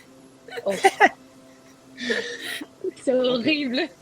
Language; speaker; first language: French; non-native, learner; Spanish